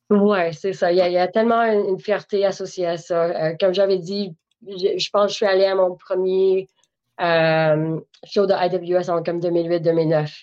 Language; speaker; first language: French; native; French